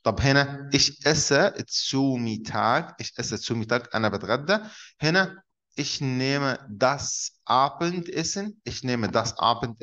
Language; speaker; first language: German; non-native, fluent; Arabic